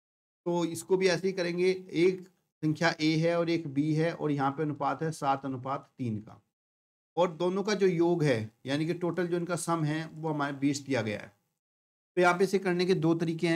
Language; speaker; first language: Hindi; native; Hindi